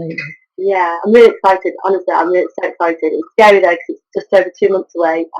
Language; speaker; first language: English; native; English